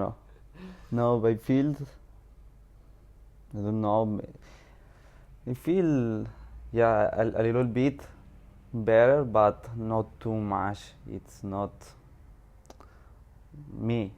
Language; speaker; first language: English; non-native, learner; Spanish